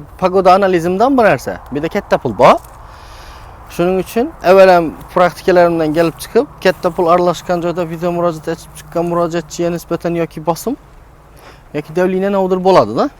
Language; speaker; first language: Uzbek; native; Uzbek